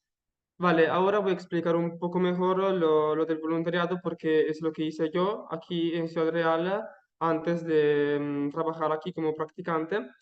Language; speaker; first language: Spanish; non-native, learner; Italian